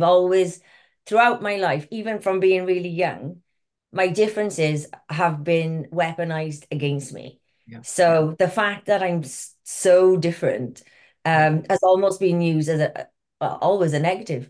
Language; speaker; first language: English; native; English